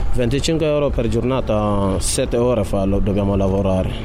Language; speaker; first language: Italian; non-native, learner; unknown